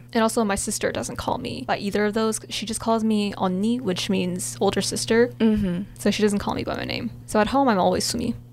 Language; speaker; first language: English; early bilingual, other home language; Korean